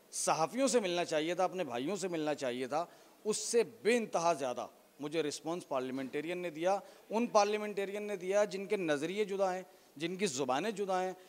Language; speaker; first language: Urdu; native; Urdu